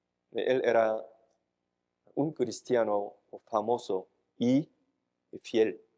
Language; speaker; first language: Spanish; non-native, fluent; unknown